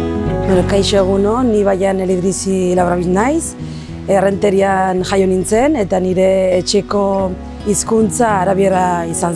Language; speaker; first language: Basque; non-native, local second language; Arabic